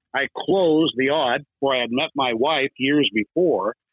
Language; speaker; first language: English; native; English